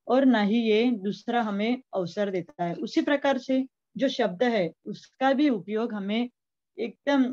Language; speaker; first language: Hindi; non-native, local second language; Marathi